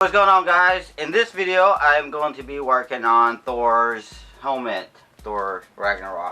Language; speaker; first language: English; native; English